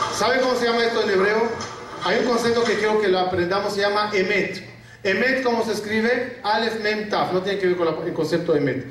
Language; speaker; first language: Spanish; non-native, fluent; Arabic